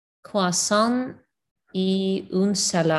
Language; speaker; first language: French; non-native, learner; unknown